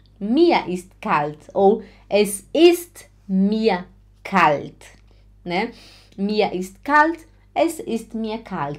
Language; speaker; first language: German; non-native, fluent; Portuguese